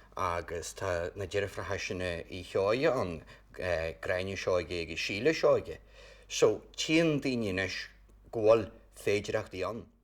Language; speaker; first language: Irish; native; Irish